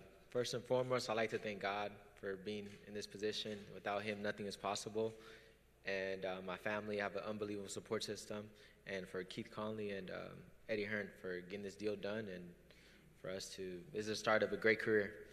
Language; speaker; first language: English; early bilingual, other home language; Spanish